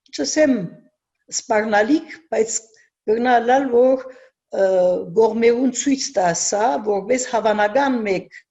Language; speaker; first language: Armenian; early bilingual, heritage; Armenian